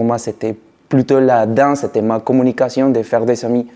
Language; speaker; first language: French; non-native, fluent; Spanish